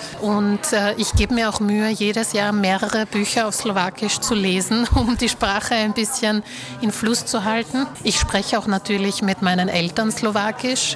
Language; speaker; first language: German; early bilingual, other home language; Slovak